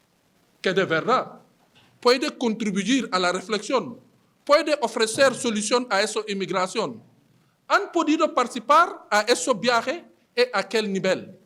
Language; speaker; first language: Spanish; non-native, fluent; Wolof